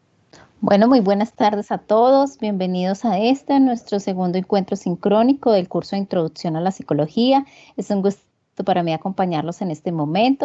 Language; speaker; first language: Spanish; native; Spanish